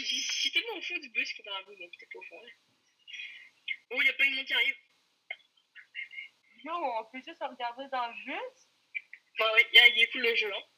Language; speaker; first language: French; native; French